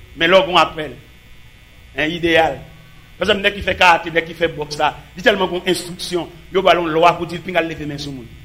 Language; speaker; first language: French; non-native, local second language; Haitian Creole